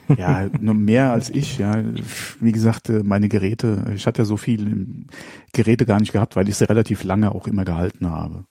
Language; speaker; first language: German; native; German